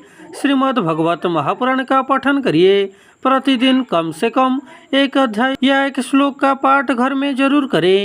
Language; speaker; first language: Hindi; non-native, local second language; Odia